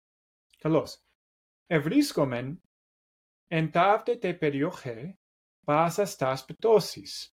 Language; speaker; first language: Greek; non-native, learner; English